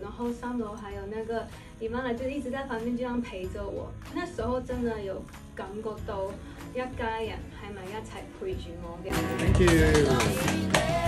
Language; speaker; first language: Cantonese; non-native, learner; Chinese